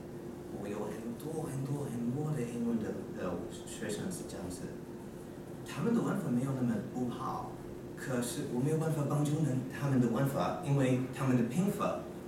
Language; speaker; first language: Chinese; non-native, learner; English